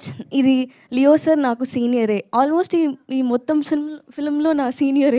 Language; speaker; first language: Telugu; non-native, learner; Tamil